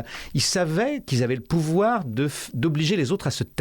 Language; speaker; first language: French; native; French